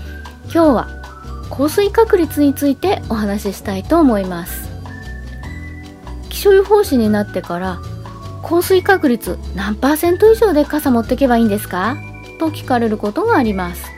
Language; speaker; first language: Japanese; native; Japanese